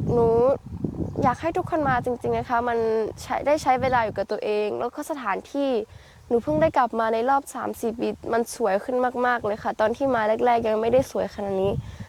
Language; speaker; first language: Thai; early bilingual, heritage; Thai